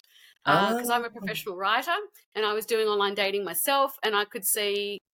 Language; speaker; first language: English; native; English